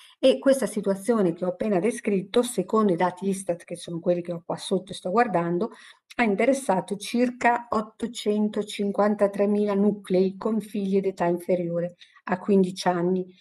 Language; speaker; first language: Italian; native; Italian